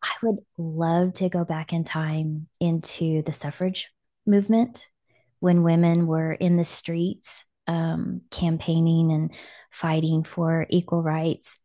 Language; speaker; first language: English; native; English